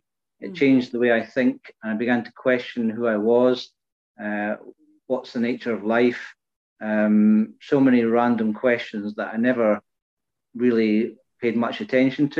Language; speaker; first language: English; native; English